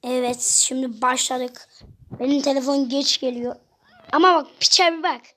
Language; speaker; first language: Turkish; native; Turkish